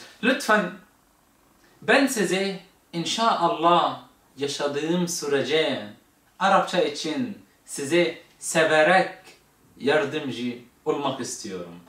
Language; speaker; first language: Turkish; non-native, fluent; Arabic